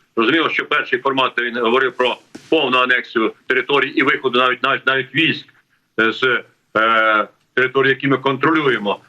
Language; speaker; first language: Ukrainian; native; Ukrainian